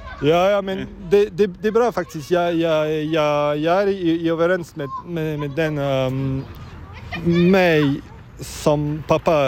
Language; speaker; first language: Swedish; non-native, learner; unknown